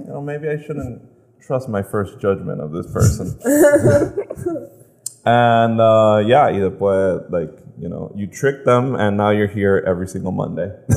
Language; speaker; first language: English; native; English